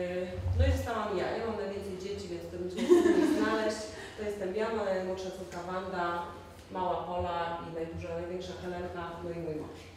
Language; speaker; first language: Polish; native; Polish